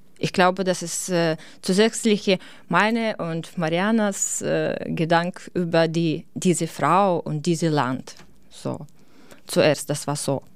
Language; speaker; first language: German; non-native, learner; Ukrainian